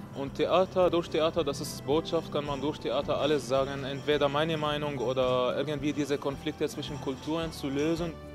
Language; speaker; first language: German; non-native, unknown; Arabic